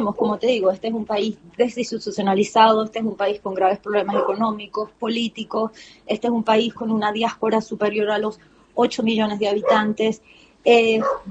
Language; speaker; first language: Spanish; native; Spanish